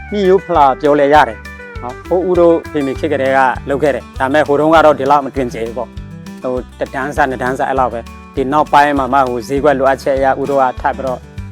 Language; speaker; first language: Burmese; non-native, local second language; S'gaw Karen